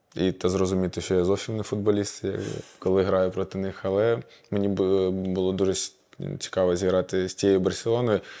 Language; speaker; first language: Ukrainian; non-native, local second language; Russian